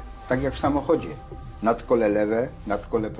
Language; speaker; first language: Polish; native; Polish